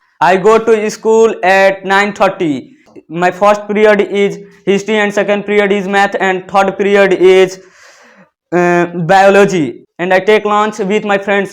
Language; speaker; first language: English; non-native, learner; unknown